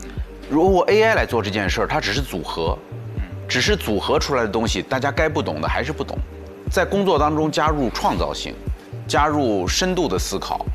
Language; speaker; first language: Chinese; native; Chinese